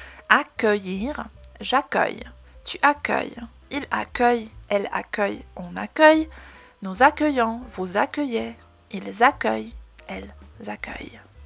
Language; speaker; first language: French; non-native, fluent; Polish